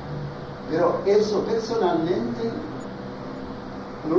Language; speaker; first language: Spanish; non-native, fluent; French